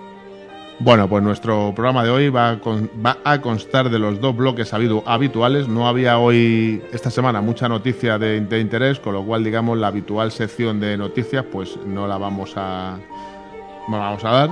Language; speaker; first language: Spanish; native; Spanish